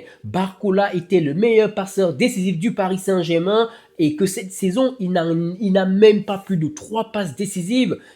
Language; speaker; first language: French; native; French